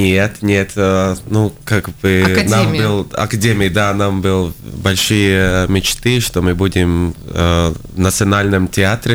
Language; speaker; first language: Russian; non-native, local second language; Latvian